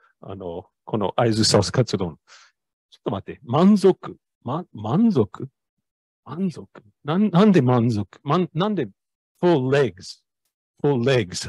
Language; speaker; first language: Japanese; non-native, learner; English